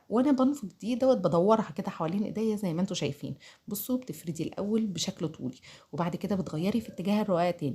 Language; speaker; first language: Arabic; native; Arabic